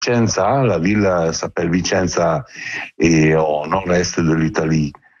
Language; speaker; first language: French; non-native, learner; Italian